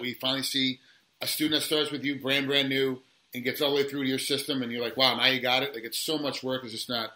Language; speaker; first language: English; native; English